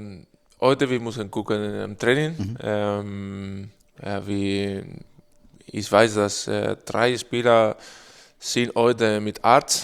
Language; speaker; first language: German; non-native, learner; Spanish